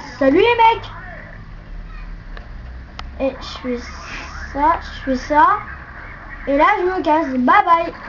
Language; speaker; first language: French; native; French